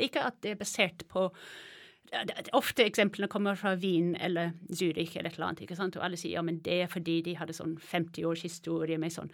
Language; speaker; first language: Norwegian; non-native, fluent; English